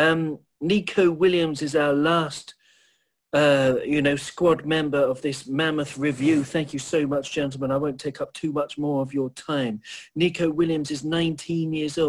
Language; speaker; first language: English; native; English